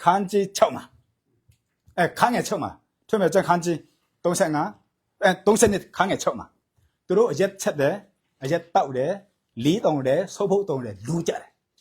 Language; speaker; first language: Burmese; non-native, local second language; Tedim Chin